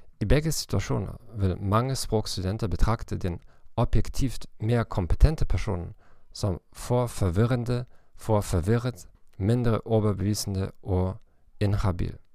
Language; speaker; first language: Norwegian; non-native, learner; German